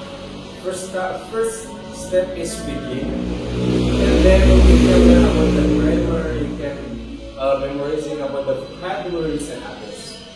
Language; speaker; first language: English; non-native, learner; Indonesian